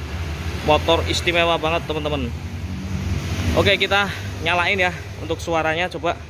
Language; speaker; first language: Indonesian; native; Indonesian